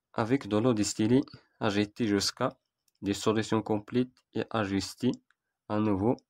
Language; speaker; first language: French; non-native, local second language; Arabic